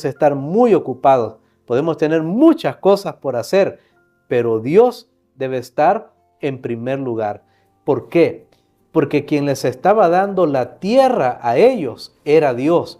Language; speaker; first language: Spanish; native; Spanish